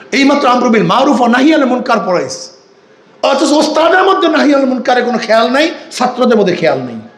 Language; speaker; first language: Bangla; native; Bangla